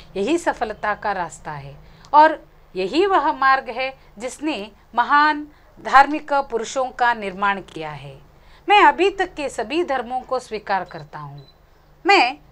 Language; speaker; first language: Hindi; non-native, local second language; Konkani